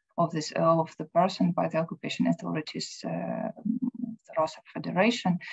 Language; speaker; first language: English; non-native, learner; Ukrainian